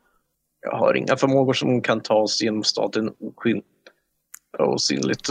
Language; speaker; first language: Swedish; non-native, fluent; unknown